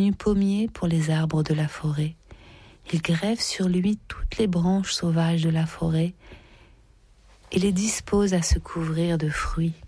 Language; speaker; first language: French; native; French